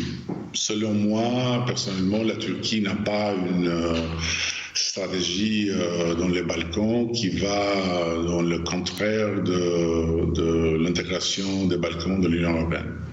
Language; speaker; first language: French; non-native, fluent; Albanian